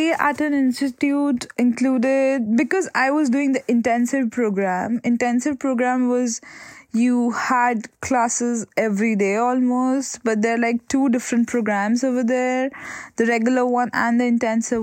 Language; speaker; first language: English; non-native, local second language; Hindi